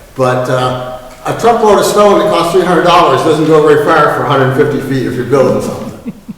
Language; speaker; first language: English; native; English